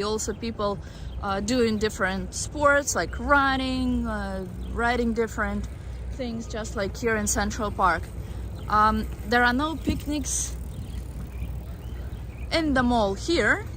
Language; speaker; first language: English; non-native, fluent; Russian